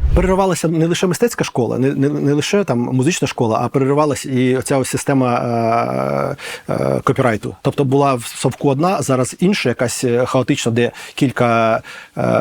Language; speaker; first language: Ukrainian; native; Ukrainian